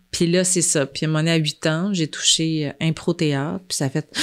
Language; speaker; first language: French; native; French